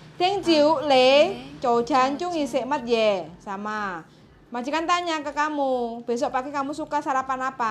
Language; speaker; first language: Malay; non-native, local second language; Javanese